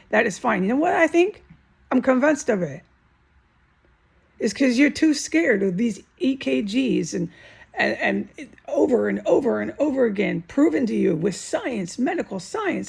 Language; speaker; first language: English; native; English